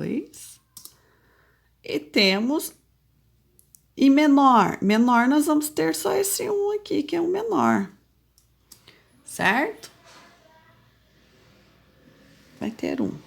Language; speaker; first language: Portuguese; native; Portuguese